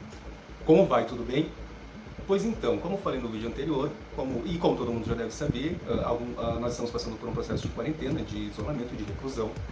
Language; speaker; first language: Portuguese; native; Portuguese